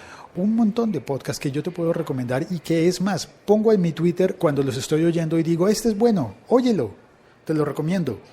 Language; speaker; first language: Spanish; native; Spanish